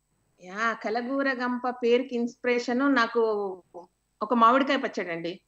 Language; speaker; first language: Telugu; native; Telugu